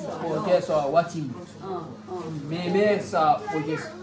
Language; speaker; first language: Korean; non-native, learner; Nepali